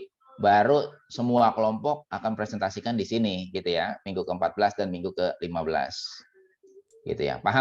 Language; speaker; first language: Indonesian; native; Indonesian